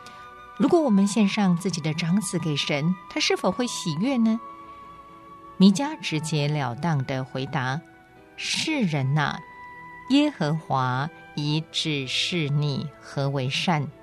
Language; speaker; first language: Chinese; native; Chinese